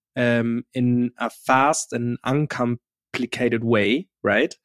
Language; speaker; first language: English; non-native, fluent; German